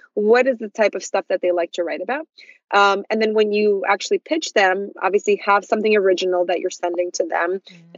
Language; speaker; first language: English; early bilingual, other home language; Russian